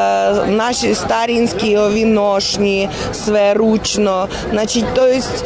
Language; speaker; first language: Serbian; non-native, fluent; Russian